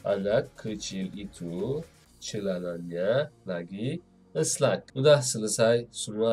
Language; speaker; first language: Indonesian; non-native, learner; Turkish